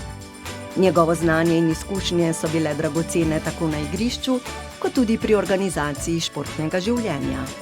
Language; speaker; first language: Slovenian; native; Slovenian